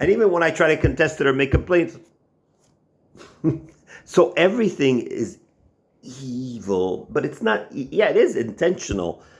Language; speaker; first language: English; non-native, local second language; French